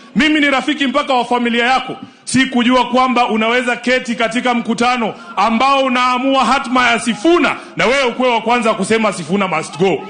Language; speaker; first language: Swahili; native; Swahili